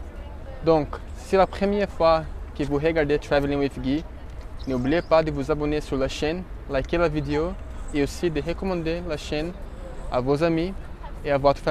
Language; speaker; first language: French; non-native, fluent; Portuguese